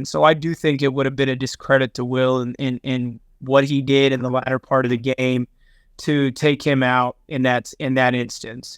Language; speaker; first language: English; native; English